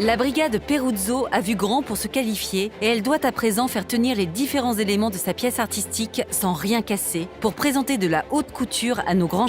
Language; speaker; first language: French; native; French